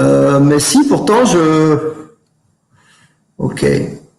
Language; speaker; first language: French; native; French